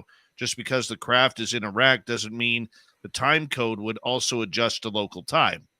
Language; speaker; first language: English; native; English